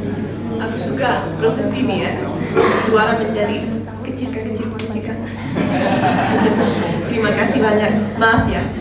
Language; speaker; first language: Indonesian; non-native, fluent; Spanish